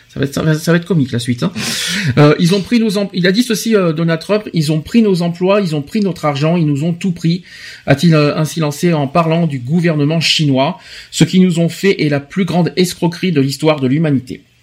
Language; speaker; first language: French; native; French